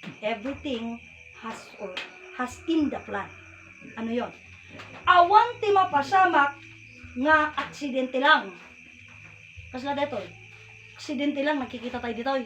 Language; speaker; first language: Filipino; non-native, local second language; Iloko